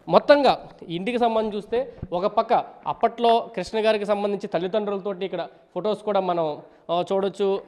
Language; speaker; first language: Telugu; native; Telugu